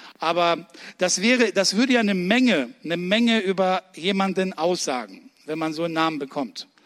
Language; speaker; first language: German; early bilingual, other home language; Russian